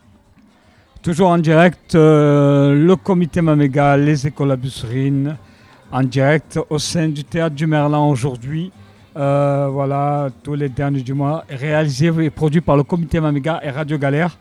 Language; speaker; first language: French; native; French